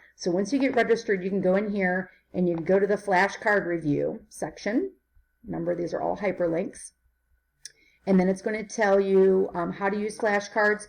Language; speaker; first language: English; native; English